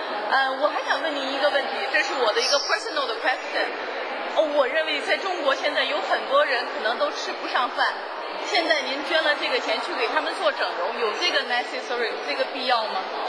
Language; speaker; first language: Chinese; native; Chinese